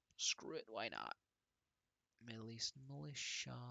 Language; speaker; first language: English; native; English